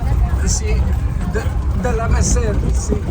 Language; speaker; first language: Spanish; non-native, learner; English